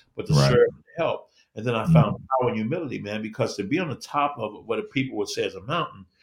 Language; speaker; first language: English; native; English